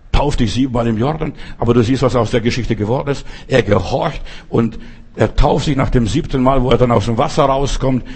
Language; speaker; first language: German; non-native, fluent; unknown